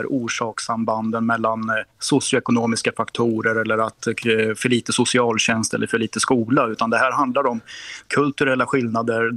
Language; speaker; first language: Swedish; native; Swedish